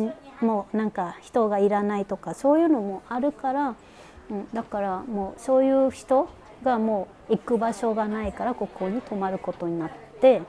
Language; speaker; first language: Japanese; non-native, fluent; Vietnamese